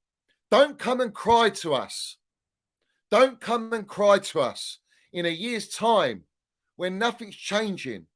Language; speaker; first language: English; native; English